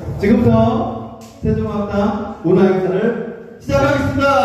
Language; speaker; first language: Korean; native; Korean